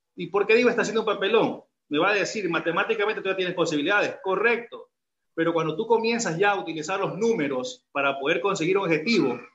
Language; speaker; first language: Spanish; native; Spanish